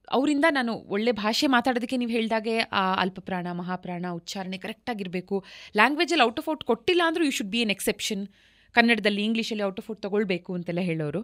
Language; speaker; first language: Kannada; native; Kannada